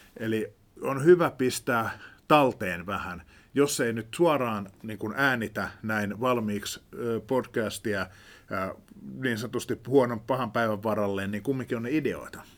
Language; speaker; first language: Finnish; native; Finnish